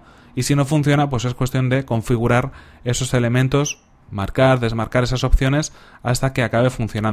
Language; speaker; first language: Spanish; native; Spanish